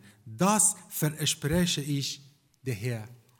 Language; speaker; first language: German; non-native, fluent; Persian